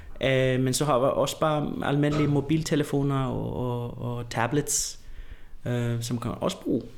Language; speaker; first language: Danish; non-native, fluent; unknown